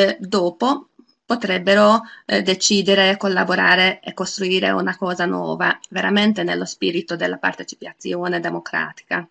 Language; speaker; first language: Italian; non-native, fluent; Hungarian